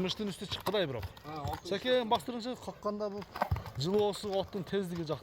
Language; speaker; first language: Kyrgyz; native; Kyrgyz